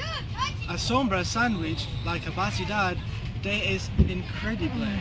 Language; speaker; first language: Spanish; non-native, learner; English